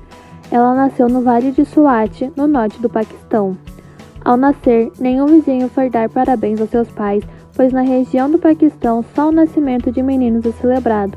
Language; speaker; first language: Portuguese; native; Portuguese